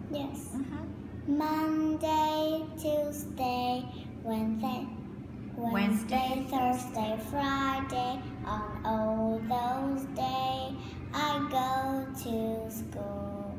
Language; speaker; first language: English; non-native, learner; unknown